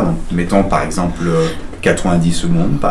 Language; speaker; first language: French; native; French